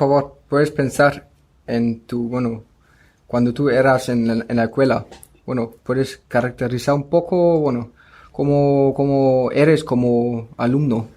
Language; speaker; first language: Spanish; non-native, fluent; German